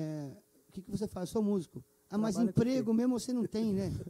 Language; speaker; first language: Portuguese; native; Portuguese